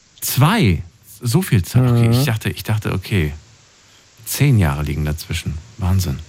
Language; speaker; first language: German; native; German